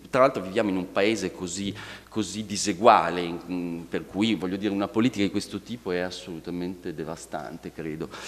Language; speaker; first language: Italian; native; Italian